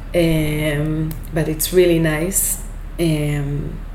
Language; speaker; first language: English; non-native, fluent; Hebrew